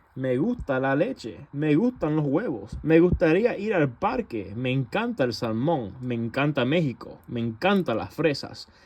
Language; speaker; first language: Spanish; non-native, learner; English